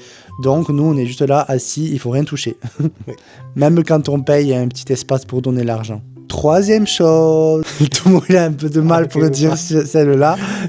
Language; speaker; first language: French; native; French